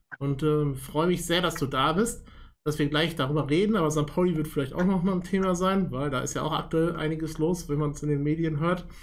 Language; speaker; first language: German; native; German